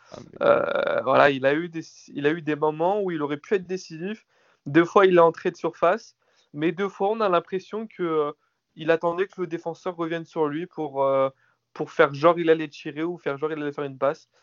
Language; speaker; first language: French; native; French